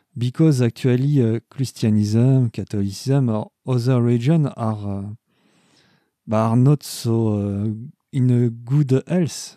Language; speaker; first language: English; non-native, learner; French